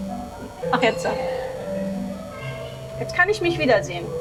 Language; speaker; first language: German; native; German